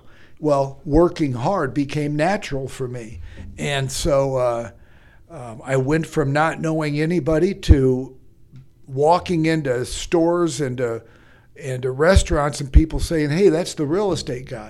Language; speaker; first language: English; native; English